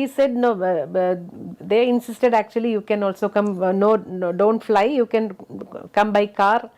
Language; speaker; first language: Telugu; non-native, fluent; Malayalam